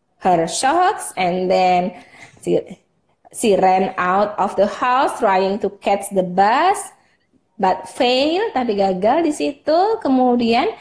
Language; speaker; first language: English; non-native, fluent; Indonesian